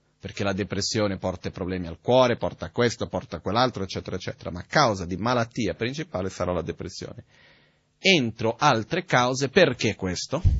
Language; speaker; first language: Italian; native; Italian